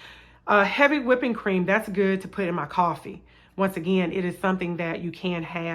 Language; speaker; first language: English; native; English